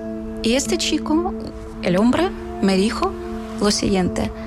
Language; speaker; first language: Spanish; non-native, fluent; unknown